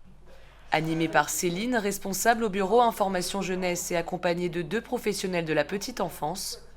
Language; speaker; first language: French; native; French